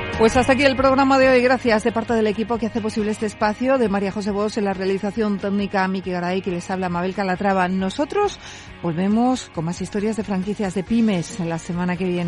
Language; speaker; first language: Spanish; native; Spanish